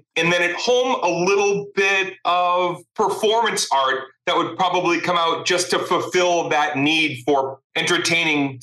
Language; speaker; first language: English; native; English